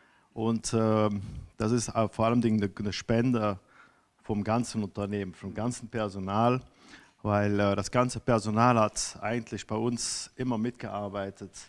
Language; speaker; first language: German; non-native, local second language; Luxembourgish